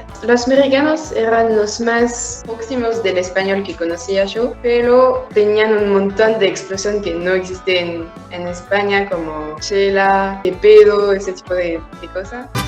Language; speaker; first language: Spanish; non-native, fluent; French